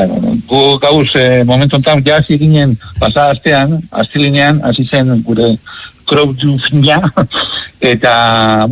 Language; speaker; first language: Basque; non-native, local second language; Spanish